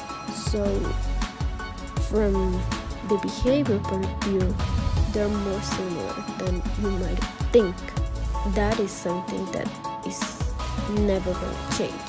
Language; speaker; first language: English; non-native, fluent; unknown